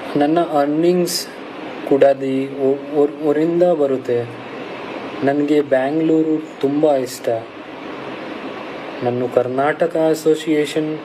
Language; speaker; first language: Kannada; non-native, local second language; Hindi